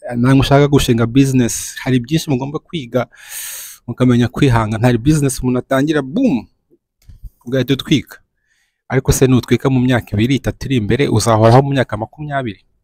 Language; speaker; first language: Kinyarwanda; early bilingual, other home language; French